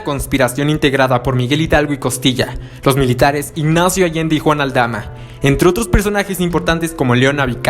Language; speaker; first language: Spanish; native; Spanish